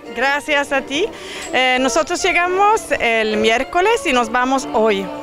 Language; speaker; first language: Spanish; non-native, fluent; Swedish